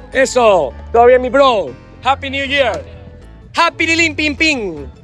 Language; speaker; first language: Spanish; native; Spanish